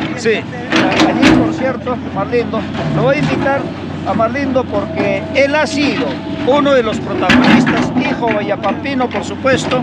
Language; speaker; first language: Spanish; native; Spanish